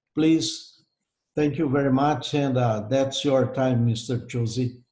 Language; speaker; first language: English; non-native, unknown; Portuguese